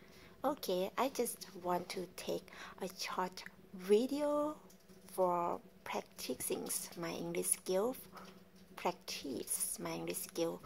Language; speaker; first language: English; non-native, learner; Thai